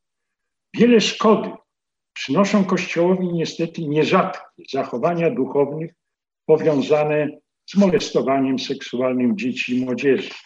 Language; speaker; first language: Polish; native; Polish